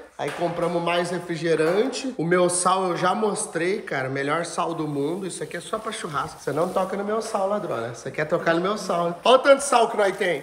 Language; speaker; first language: Portuguese; native; Portuguese